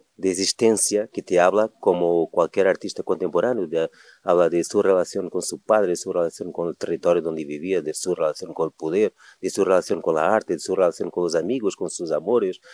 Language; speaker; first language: Spanish; non-native, fluent; Portuguese